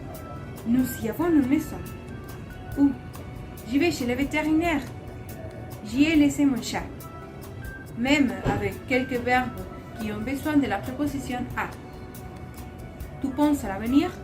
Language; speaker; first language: French; non-native, learner; Spanish